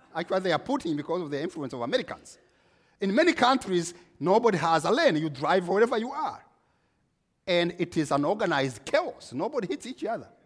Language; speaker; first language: English; non-native, local second language; Kinyarwanda